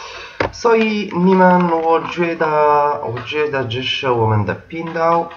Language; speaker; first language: Chinese; non-native, learner; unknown